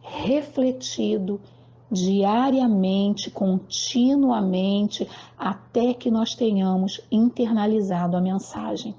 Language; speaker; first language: Portuguese; native; Portuguese